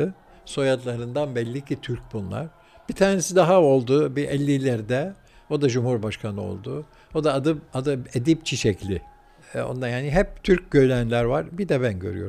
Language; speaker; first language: Turkish; early bilingual, heritage; Turkish